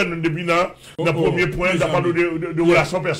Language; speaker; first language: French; non-native, local second language; Haitian Creole